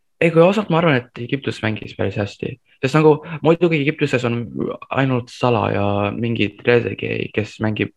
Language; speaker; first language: Estonian; non-native, fluent; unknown